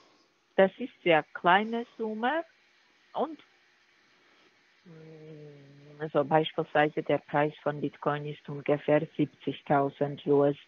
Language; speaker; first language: German; non-native, learner; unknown